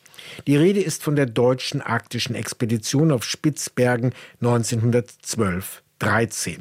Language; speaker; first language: German; native; German